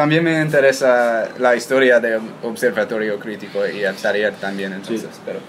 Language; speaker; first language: Spanish; non-native, learner; English